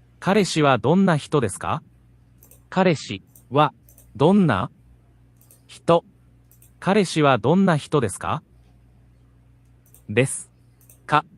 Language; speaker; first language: Japanese; non-native, learner; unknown